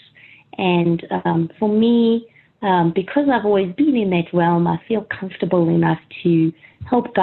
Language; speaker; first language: English; native; English